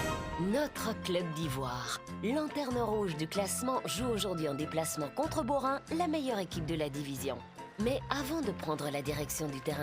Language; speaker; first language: French; native; French